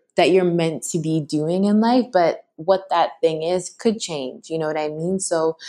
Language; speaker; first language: English; native; English